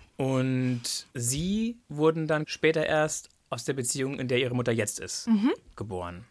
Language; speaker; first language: German; native; German